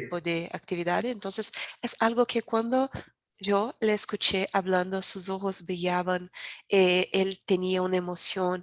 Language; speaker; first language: Spanish; non-native, learner; Portuguese